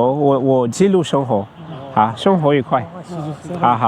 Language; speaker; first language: Chinese; non-native, fluent; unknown